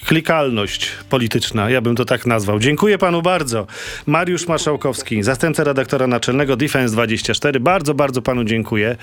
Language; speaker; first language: Polish; native; Polish